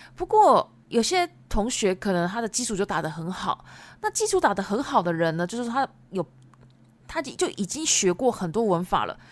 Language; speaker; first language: Chinese; early bilingual, other home language; Japanese